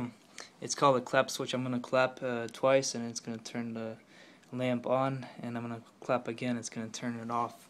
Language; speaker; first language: English; native; English